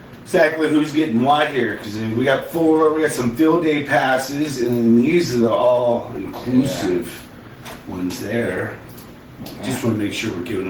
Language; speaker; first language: English; native; English